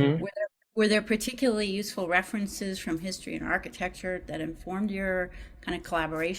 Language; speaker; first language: English; native; English